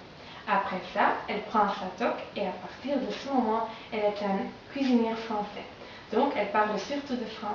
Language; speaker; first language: French; non-native, learner; Dutch